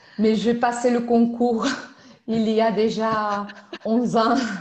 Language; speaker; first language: French; non-native, fluent; Spanish